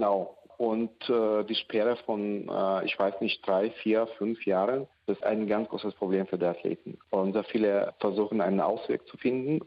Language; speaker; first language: German; non-native, fluent; Russian